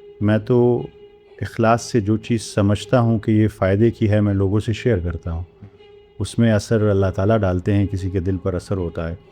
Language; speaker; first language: Urdu; non-native, local second language; Pashto